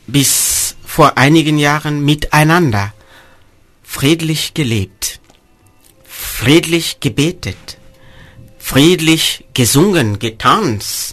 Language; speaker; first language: German; non-native, fluent; Mossi